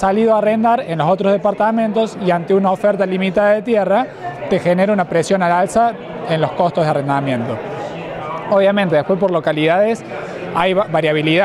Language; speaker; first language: Spanish; native; Spanish